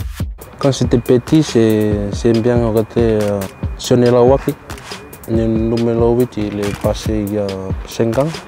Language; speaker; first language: French; non-native, learner; Tongan